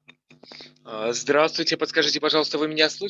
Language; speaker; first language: Russian; native; Russian